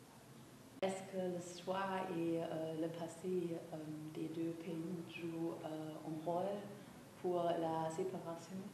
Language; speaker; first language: French; non-native, fluent; German